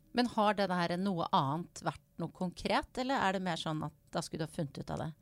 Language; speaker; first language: Norwegian; native; Norwegian